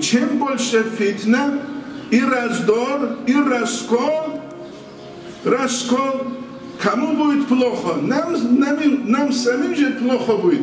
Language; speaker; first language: Russian; non-native, local second language; Avaric